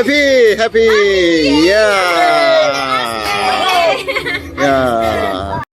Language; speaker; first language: English; non-native, learner; Korean